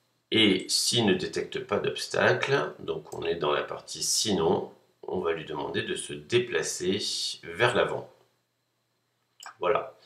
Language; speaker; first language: French; native; French